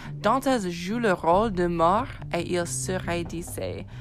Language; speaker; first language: French; non-native, fluent; English